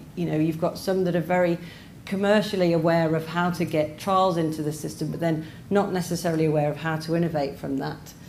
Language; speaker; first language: English; native; English